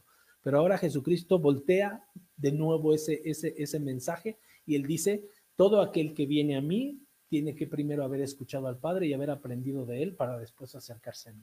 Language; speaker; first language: Spanish; native; Spanish